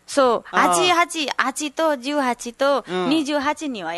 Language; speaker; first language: Japanese; non-native, learner; Nepali